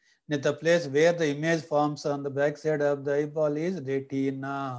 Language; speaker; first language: English; non-native, local second language; Telugu